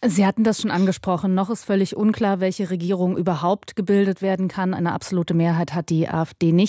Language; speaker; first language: German; native; German